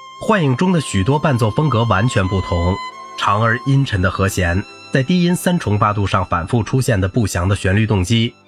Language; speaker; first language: Chinese; native; Chinese